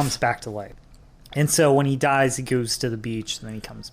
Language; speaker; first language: English; native; English